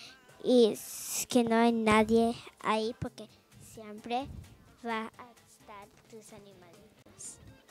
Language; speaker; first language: Spanish; early bilingual, heritage; Spanish